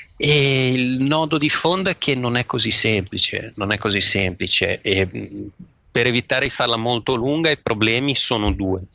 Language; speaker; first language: Italian; native; Italian